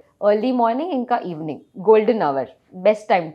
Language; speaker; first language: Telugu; non-native, local second language; Gujarati